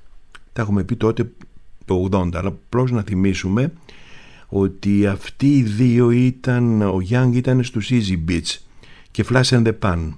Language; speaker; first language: Greek; native; Greek